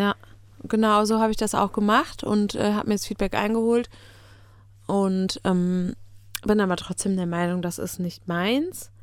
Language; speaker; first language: German; native; German